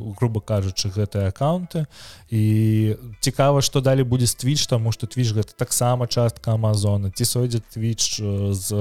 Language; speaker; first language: Belarusian; non-native, local second language; Russian